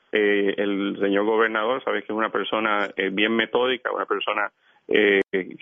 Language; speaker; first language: Spanish; native; Spanish